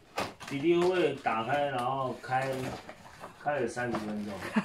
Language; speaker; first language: Chinese; native; Chinese